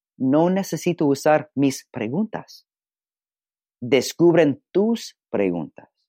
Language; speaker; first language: Spanish; non-native, learner; English